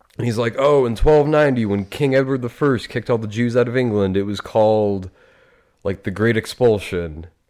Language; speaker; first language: English; native; English